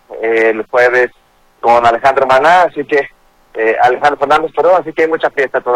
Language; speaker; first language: Spanish; native; Spanish